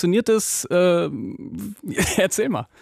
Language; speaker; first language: German; native; German